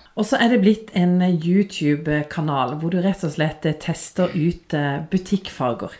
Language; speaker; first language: Norwegian; native; Norwegian